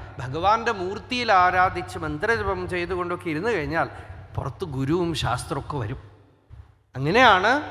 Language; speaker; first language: Malayalam; non-native, local second language; Tamil